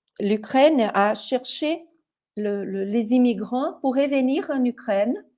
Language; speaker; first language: French; non-native, fluent; Portuguese